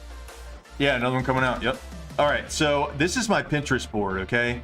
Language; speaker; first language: English; native; English